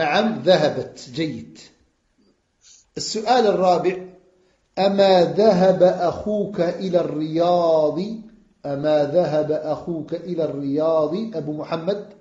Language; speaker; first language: Arabic; non-native, fluent; French